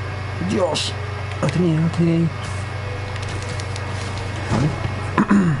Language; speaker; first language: Spanish; native; Spanish